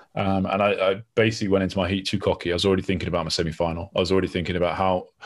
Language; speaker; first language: English; native; English